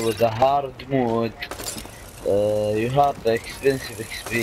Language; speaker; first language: English; non-native, learner; Arabic